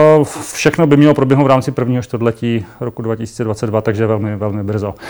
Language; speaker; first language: Czech; native; Czech